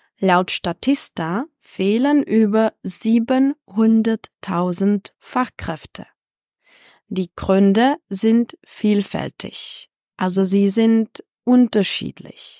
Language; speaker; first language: German; non-native, fluent; Czech